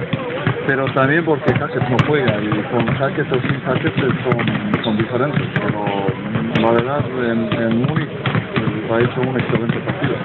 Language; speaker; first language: Spanish; non-native, fluent; Serbian